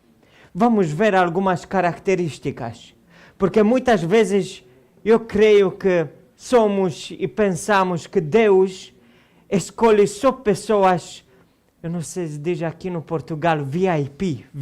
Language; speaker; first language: Portuguese; non-native, fluent; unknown